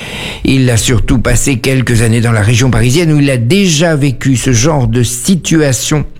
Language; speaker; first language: French; native; French